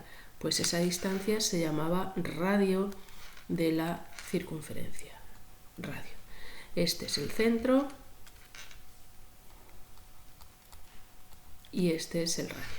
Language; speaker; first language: Spanish; native; Spanish